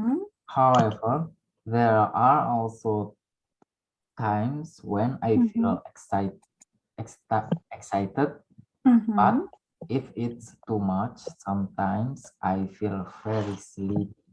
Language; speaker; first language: English; non-native, learner; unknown